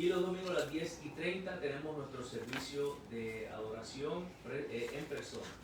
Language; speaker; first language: Spanish; native; Spanish